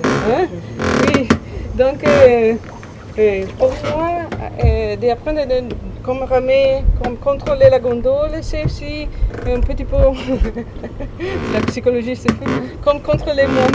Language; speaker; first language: French; non-native, learner; Italian